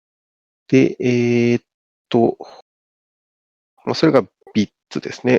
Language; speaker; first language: Japanese; native; Japanese